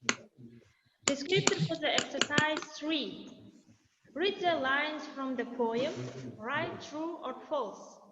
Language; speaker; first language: English; non-native, fluent; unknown